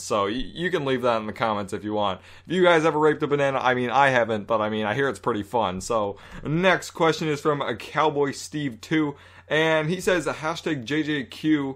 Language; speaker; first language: English; native; English